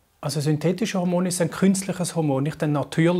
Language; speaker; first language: German; native; German